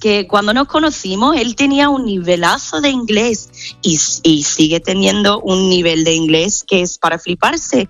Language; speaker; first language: Spanish; non-native, fluent; English